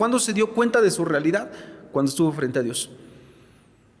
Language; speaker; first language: Spanish; native; Spanish